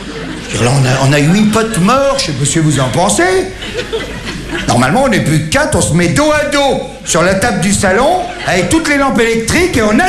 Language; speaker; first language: French; native; French